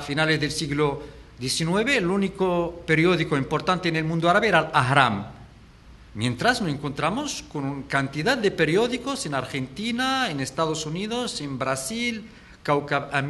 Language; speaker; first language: Spanish; non-native, fluent; Arabic